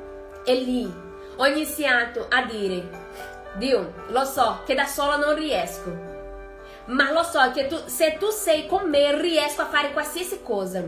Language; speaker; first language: Italian; non-native, fluent; Portuguese